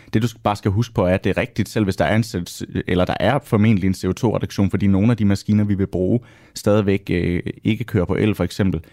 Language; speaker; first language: Danish; native; Danish